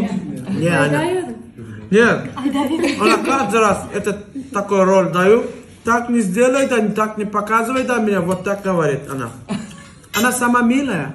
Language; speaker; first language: Russian; non-native, local second language; Turkmen